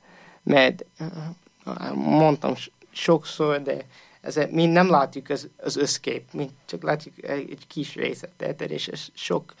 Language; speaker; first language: Hungarian; non-native, fluent; English